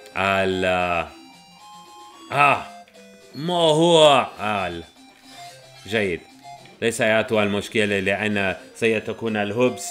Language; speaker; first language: Arabic; non-native, learner; English